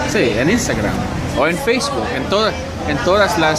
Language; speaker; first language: Spanish; non-native, learner; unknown